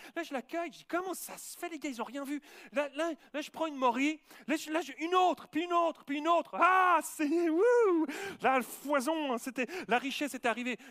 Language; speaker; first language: French; native; French